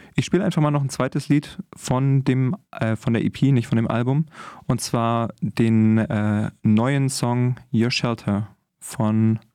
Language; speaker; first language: German; native; German